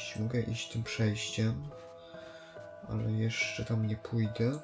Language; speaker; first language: Polish; native; Polish